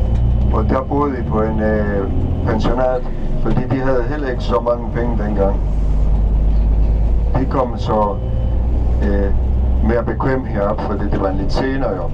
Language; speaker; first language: Danish; non-native, fluent; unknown